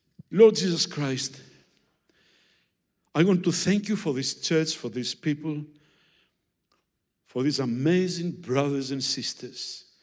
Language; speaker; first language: English; non-native, fluent; Greek